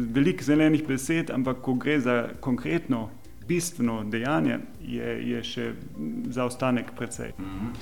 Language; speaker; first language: Slovenian; non-native, fluent; German